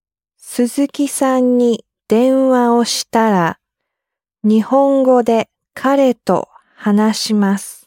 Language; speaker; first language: Japanese; non-native, learner; English